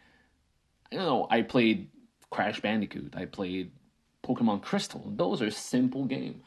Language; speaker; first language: English; non-native, fluent; French